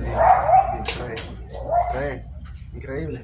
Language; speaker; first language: Spanish; non-native, learner; English